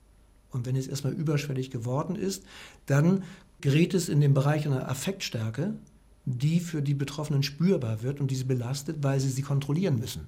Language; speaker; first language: German; native; German